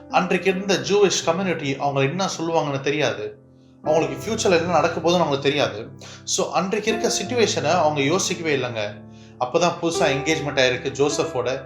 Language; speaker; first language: Tamil; early bilingual, heritage; Tamil